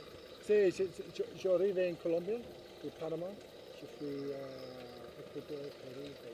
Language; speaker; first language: Spanish; non-native, learner; English